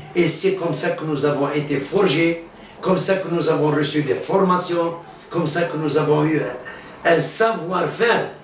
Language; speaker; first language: French; non-native, local second language; Arabic